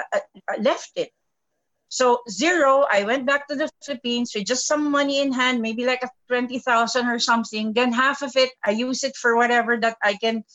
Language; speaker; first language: English; non-native, local second language; Filipino